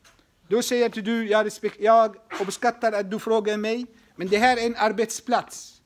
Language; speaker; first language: Swedish; non-native, fluent; Arabic